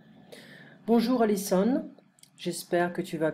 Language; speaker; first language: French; non-native, fluent; English